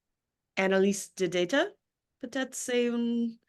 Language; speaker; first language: French; non-native, learner; English